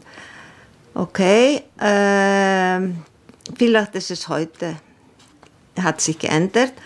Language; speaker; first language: German; non-native, fluent; Icelandic